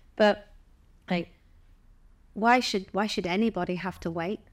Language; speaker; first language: English; native; English